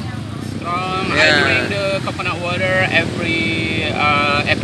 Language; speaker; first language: English; non-native, fluent; Indonesian